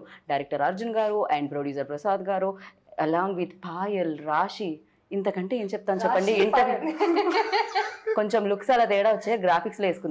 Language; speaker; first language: Telugu; native; Telugu